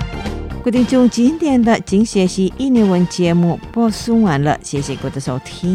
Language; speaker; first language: Chinese; non-native, learner; Indonesian